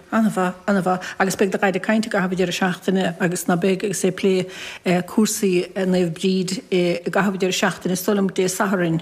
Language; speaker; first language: Irish; native; Irish